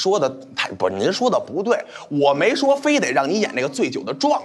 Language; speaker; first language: Chinese; native; Chinese